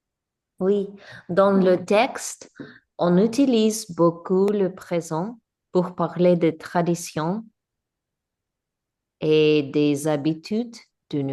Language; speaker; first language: French; non-native, learner; English